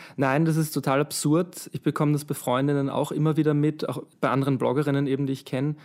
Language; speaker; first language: German; native; German